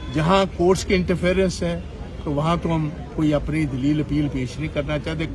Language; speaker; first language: Hindi; non-native, local second language; Punjabi